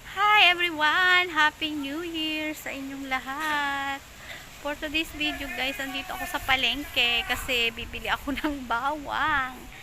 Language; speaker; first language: Filipino; native; Filipino